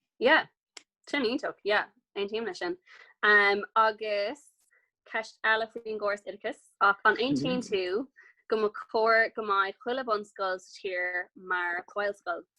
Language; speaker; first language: Irish; non-native, local second language; English